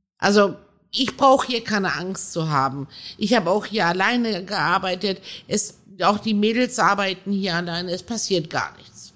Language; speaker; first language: German; early bilingual, other home language; Persian